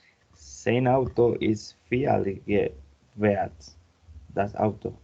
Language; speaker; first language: German; non-native, learner; Spanish